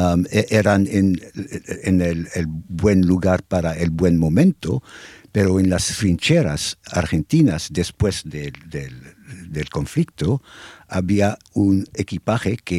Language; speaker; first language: Spanish; non-native, fluent; English